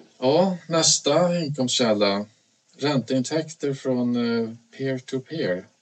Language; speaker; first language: Swedish; native; Swedish